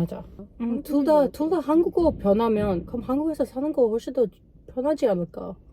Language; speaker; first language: Korean; non-native, learner; English